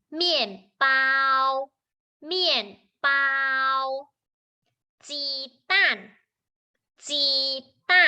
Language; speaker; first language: Chinese; non-native, fluent; Thai